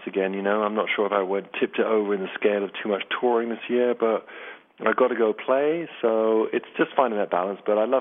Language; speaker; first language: English; native; English